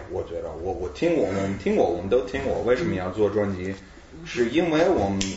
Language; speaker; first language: Chinese; non-native, fluent; English